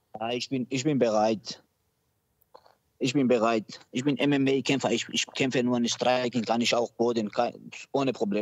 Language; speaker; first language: German; non-native, learner; Georgian